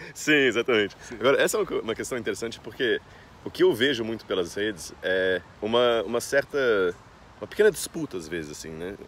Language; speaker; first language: Portuguese; native; Portuguese